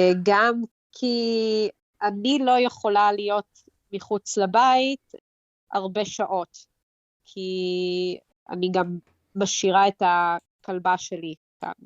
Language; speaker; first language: Hebrew; early bilingual, heritage; Hebrew